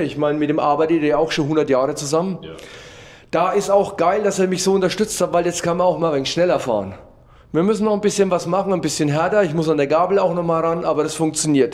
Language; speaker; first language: German; native; German